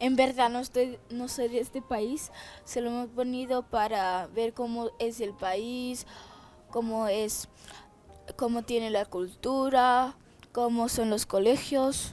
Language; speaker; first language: Spanish; early bilingual, other home language; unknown